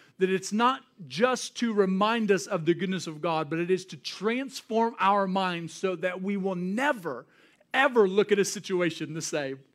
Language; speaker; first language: English; native; English